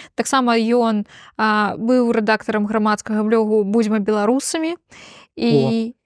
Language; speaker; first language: Belarusian; non-native, local second language; Russian